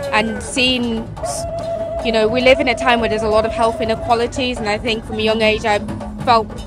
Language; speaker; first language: English; native; English